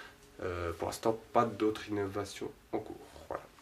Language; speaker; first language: French; native; French